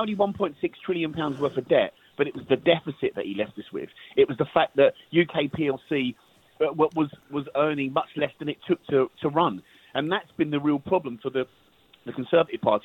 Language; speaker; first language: English; native; English